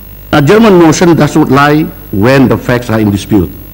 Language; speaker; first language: English; non-native, local second language; Malay